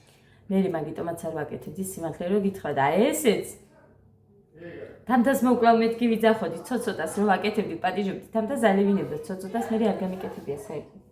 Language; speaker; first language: Georgian; native; Georgian